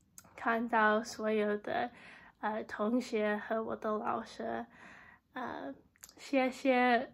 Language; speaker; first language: Chinese; non-native, learner; English